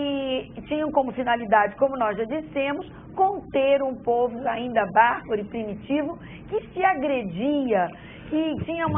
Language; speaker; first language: Portuguese; native; Portuguese